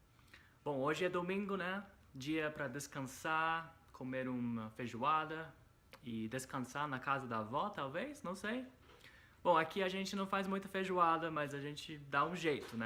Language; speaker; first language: Portuguese; non-native, fluent; English